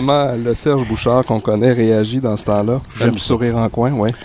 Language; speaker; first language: French; native; French